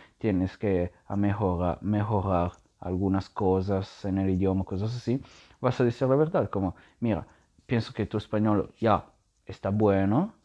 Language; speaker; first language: Spanish; non-native, learner; Italian